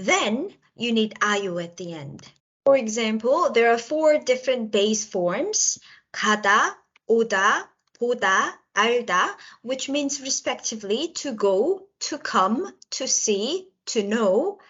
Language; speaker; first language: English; non-native, local second language; Korean